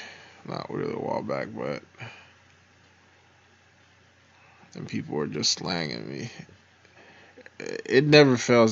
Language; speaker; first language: English; native; English